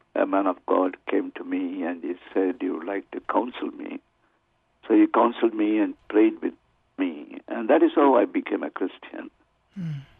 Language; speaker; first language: English; non-native, local second language; Tamil